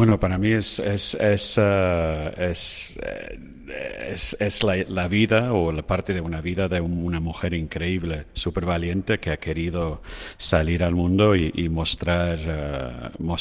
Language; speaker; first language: Spanish; non-native, fluent; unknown